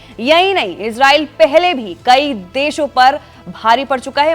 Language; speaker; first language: Hindi; native; Hindi